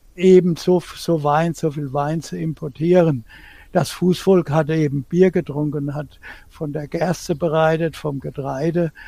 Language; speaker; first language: German; native; German